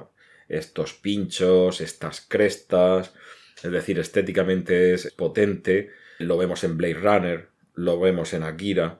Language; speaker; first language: Spanish; native; Spanish